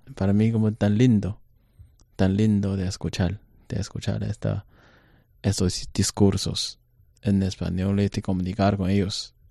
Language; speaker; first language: Spanish; non-native, learner; Chinese